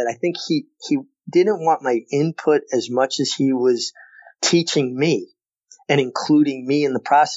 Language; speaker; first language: English; native; English